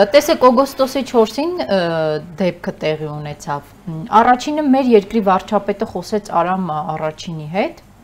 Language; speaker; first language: Armenian; native; Armenian